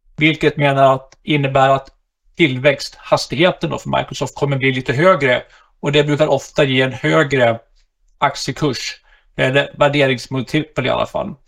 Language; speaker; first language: Swedish; native; Swedish